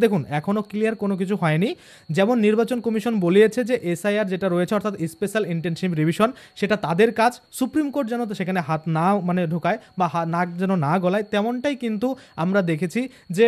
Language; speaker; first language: Bangla; native; Bangla